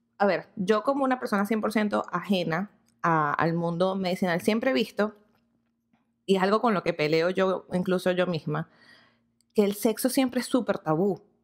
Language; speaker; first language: Spanish; native; Spanish